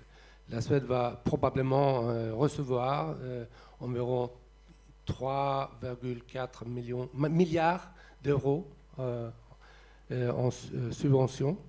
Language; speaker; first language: French; non-native, fluent; Swedish